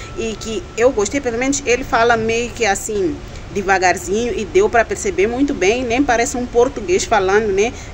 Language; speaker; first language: Portuguese; native; Portuguese